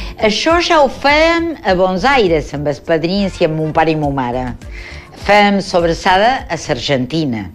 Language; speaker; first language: Catalan; early bilingual, heritage; Catalan